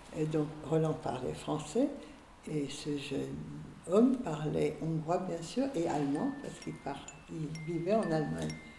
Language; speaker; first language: French; early bilingual, other home language; Hungarian